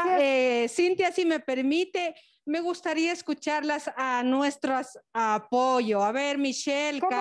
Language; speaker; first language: Spanish; native; Spanish